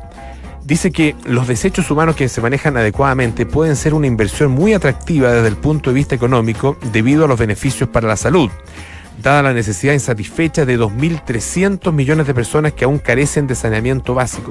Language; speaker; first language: Spanish; native; Spanish